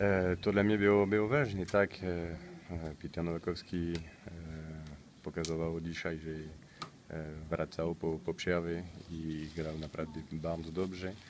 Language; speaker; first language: Polish; non-native, learner; French